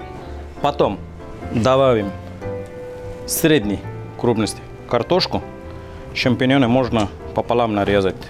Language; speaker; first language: Russian; non-native, learner; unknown